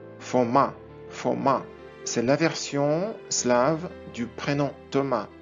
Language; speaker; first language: French; non-native, fluent; Ukrainian